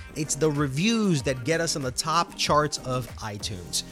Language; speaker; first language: English; non-native, fluent; Spanish